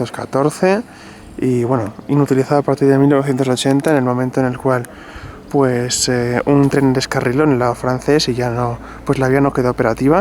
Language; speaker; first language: Spanish; native; Spanish